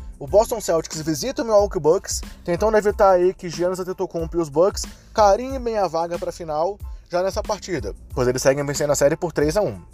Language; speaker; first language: Portuguese; native; Portuguese